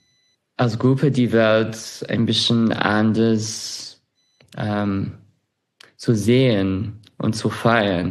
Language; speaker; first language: German; non-native, fluent; English